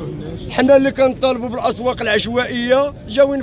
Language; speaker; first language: Arabic; native; Arabic